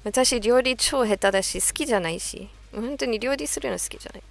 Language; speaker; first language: Japanese; non-native, fluent; English